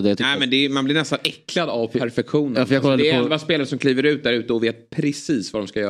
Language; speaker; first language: Swedish; native; Swedish